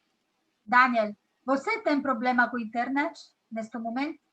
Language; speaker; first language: Portuguese; non-native, learner; Italian